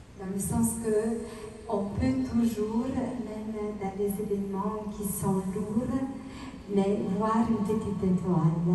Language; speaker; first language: French; non-native, fluent; Italian